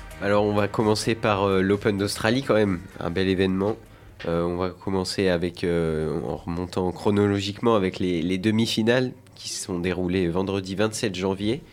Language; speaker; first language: French; native; French